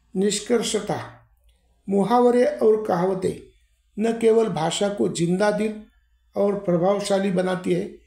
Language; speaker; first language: Hindi; non-native, local second language; Marathi